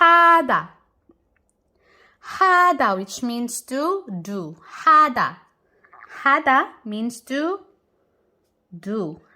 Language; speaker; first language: Korean; non-native, fluent; Filipino